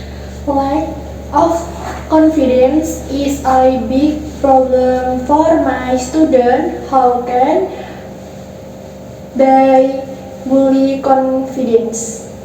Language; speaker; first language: English; non-native, learner; Indonesian